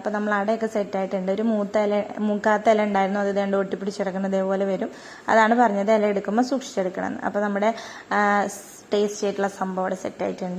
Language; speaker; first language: Malayalam; native; Malayalam